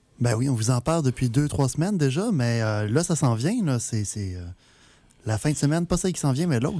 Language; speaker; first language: French; native; French